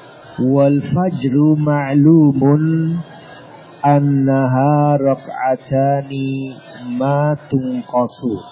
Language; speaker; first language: Arabic; non-native, fluent; Indonesian